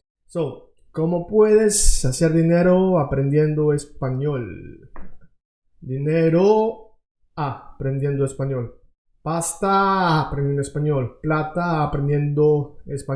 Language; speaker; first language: Spanish; non-native, fluent; English